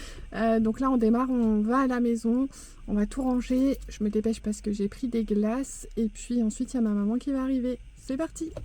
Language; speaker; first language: French; native; French